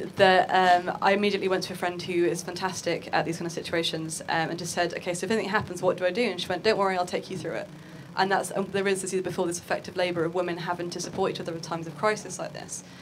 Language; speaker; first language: English; native; English